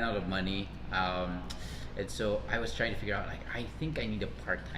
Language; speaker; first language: English; non-native, local second language; Cebuano